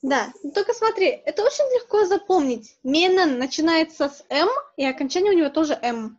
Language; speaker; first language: Russian; native; Russian